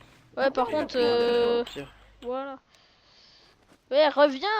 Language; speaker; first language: French; native; French